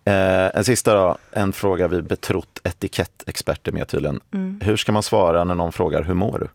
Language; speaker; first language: Swedish; native; Swedish